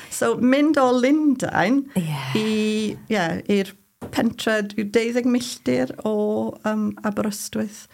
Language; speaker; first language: Welsh; non-native, fluent; English